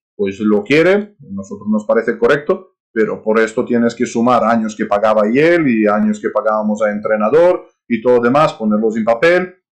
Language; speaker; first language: Spanish; non-native, fluent; Serbian